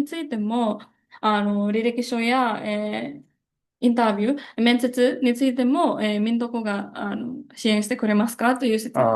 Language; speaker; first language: Japanese; non-native, fluent; Indonesian